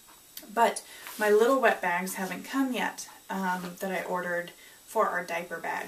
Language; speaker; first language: English; native; English